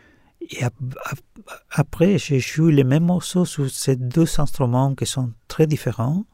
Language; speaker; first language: French; non-native, learner; Spanish